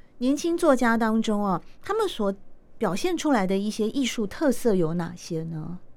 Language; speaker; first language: Chinese; native; Chinese